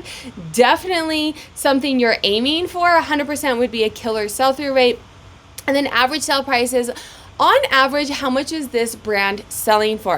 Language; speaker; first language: English; native; English